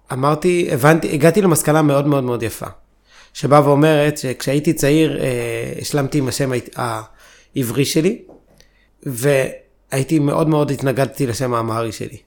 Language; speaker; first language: Hebrew; early bilingual, other home language; Amharic